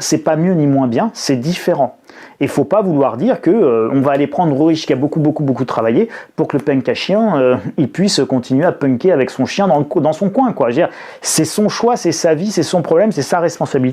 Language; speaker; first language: French; native; French